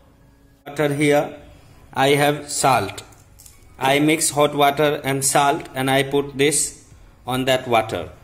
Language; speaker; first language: English; non-native, learner; Hindi